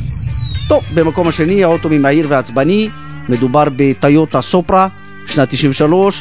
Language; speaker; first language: Hebrew; native; Hebrew